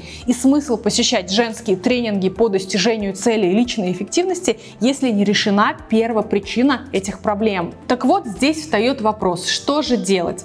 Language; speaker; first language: Russian; native; Russian